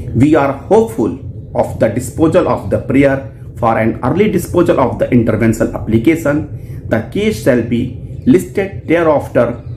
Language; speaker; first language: English; non-native, local second language; Hindi